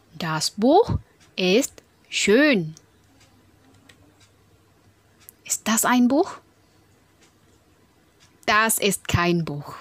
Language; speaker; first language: German; non-native, learner; Indonesian